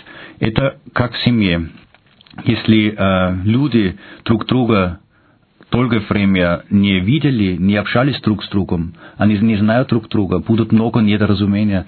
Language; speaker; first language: Russian; non-native, fluent; German